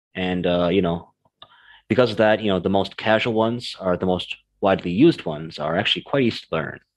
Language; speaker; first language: English; native; English